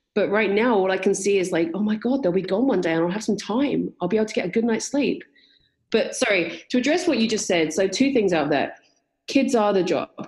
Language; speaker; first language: English; native; English